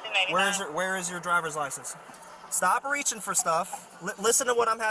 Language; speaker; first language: English; native; English